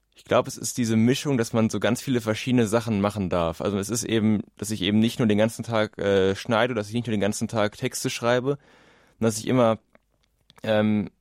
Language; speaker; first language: German; native; German